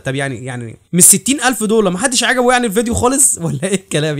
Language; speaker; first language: Arabic; native; Arabic